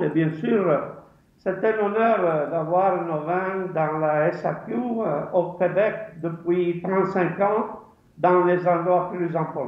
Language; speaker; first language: French; non-native, fluent; Italian